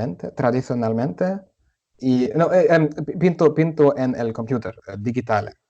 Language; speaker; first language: Spanish; non-native, learner; German